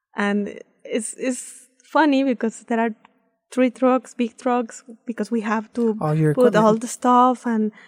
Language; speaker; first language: English; non-native, fluent; Spanish